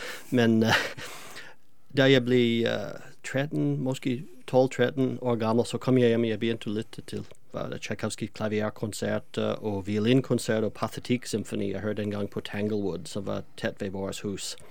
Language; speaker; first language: Norwegian; non-native, fluent; English